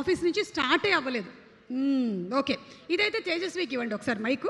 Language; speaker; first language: Telugu; native; Telugu